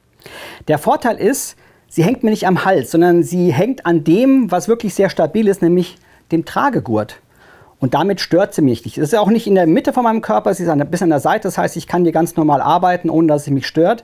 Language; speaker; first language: German; native; German